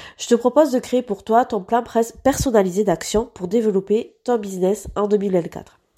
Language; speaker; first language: French; native; French